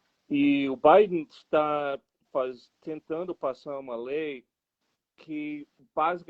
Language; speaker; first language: Portuguese; non-native, fluent; English